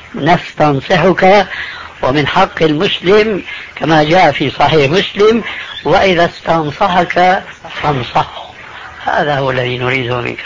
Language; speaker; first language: Arabic; early bilingual, other home language; Albanian